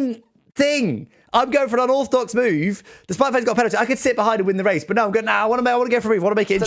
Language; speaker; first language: English; native; English